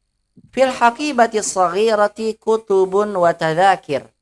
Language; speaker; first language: Arabic; non-native, fluent; Indonesian